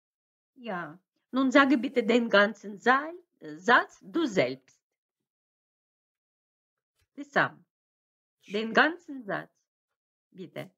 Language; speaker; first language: German; non-native, fluent; Russian